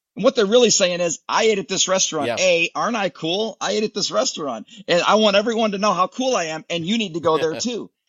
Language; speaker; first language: English; native; English